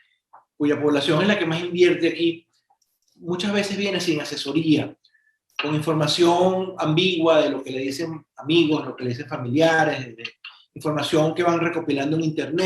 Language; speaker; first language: Spanish; native; Spanish